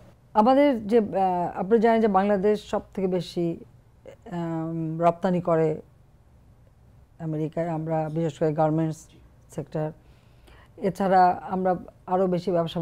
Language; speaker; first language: Bangla; native; Bangla